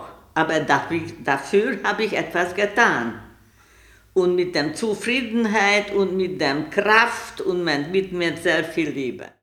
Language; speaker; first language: German; non-native, learner; Hungarian